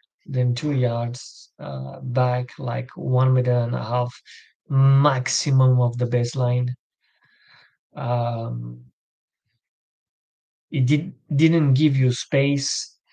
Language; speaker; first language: English; non-native, learner; French